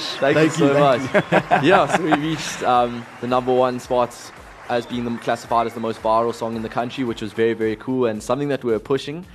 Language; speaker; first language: English; native; English